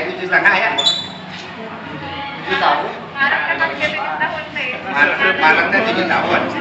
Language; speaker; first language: Indonesian; non-native, local second language; Sundanese